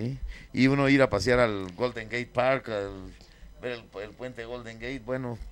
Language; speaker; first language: Spanish; native; Spanish